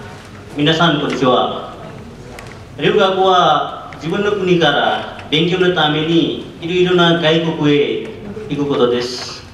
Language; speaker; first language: Japanese; non-native, learner; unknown